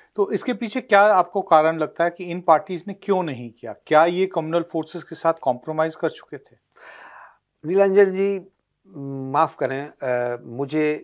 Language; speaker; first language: Hindi; native; Hindi